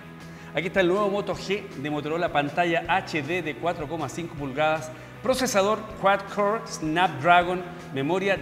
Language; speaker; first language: Spanish; native; Spanish